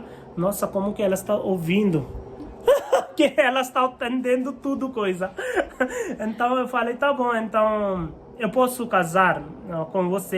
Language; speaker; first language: Portuguese; non-native, learner; Hindi